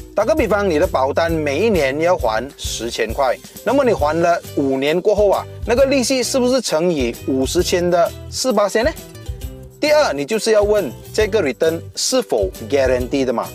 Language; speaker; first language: Chinese; native; Chinese